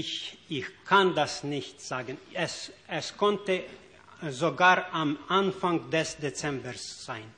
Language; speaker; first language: German; non-native, fluent; Ukrainian